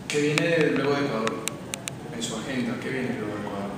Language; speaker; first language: Spanish; native; Spanish